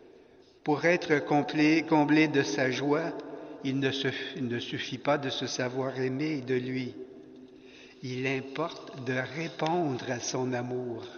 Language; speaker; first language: French; native; French